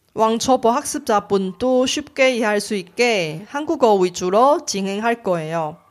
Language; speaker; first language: Korean; non-native, fluent; Chinese